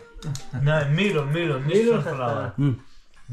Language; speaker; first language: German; non-native, learner; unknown